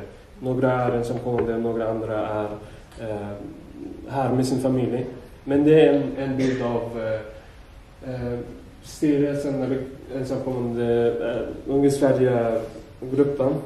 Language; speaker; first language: Swedish; non-native, fluent; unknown